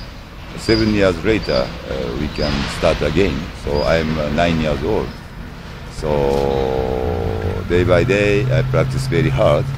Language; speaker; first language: English; non-native, learner; Japanese